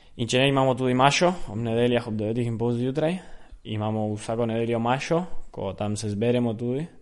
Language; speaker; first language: Slovenian; early bilingual, heritage; Slovenian